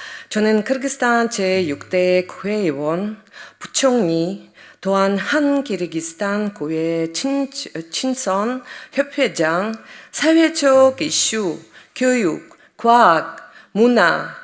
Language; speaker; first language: Korean; non-native, learner; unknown